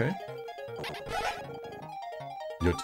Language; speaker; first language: German; native; German